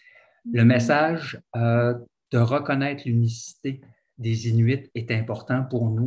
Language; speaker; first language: French; native; French